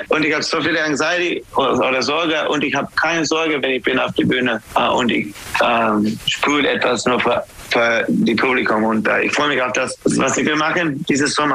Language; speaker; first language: German; non-native, learner; English